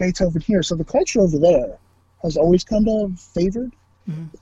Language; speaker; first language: English; native; English